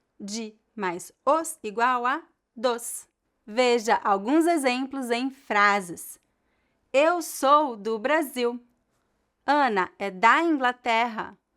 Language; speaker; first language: Portuguese; native; Portuguese